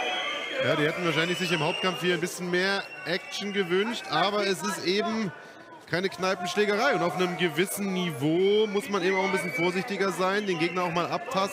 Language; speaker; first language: German; native; German